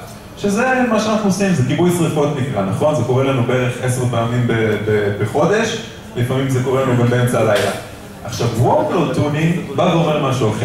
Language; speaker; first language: Hebrew; native; Hebrew